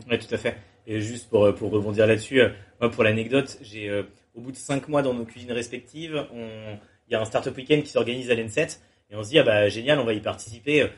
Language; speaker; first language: French; native; French